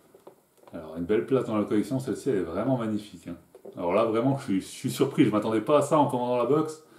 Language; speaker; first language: French; native; French